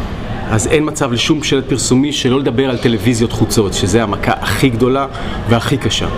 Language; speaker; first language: Hebrew; native; Hebrew